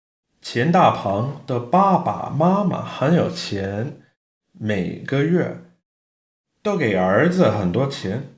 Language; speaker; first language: Chinese; non-native, fluent; English